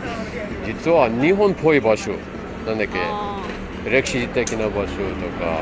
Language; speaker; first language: Japanese; non-native, learner; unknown